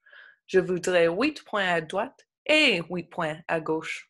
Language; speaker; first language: French; non-native, local second language; English